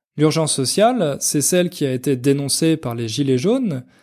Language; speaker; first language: French; native; French